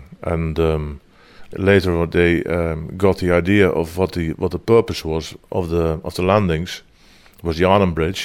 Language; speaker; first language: English; non-native, fluent; Dutch